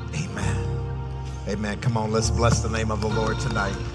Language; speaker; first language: English; native; English